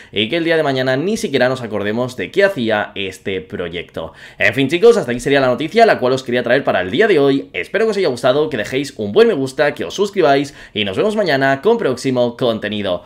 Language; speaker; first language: Spanish; native; Spanish